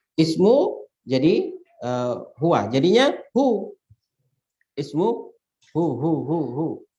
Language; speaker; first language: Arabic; non-native, fluent; Indonesian